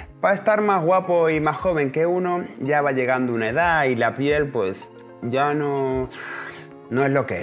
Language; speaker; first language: Spanish; native; Spanish